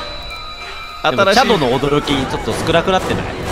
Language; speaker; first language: Japanese; native; Japanese